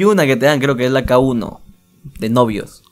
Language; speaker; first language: Spanish; native; Spanish